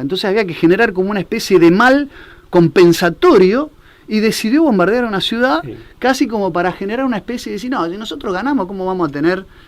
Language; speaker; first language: Spanish; native; Spanish